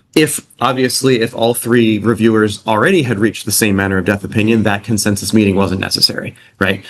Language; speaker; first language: English; native; English